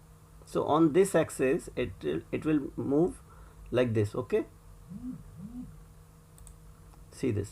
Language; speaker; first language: English; non-native, local second language; Hindi